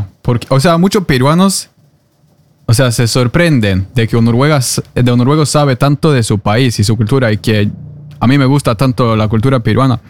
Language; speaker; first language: Spanish; non-native, fluent; Norwegian